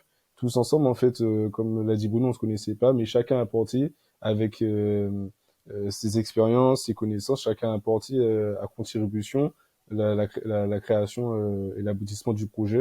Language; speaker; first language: French; native; French